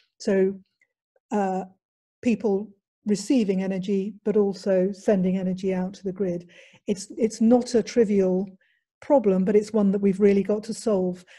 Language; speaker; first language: English; native; English